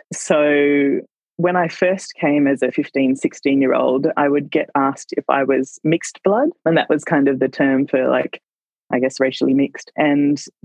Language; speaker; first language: English; native; English